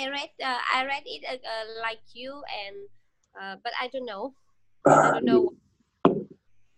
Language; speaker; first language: English; non-native, learner; Vietnamese